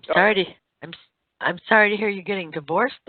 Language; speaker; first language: English; native; English